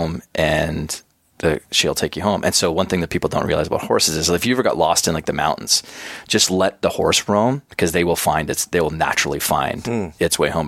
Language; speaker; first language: English; native; English